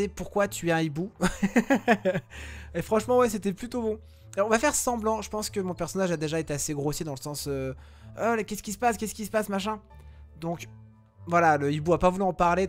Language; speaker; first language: French; native; French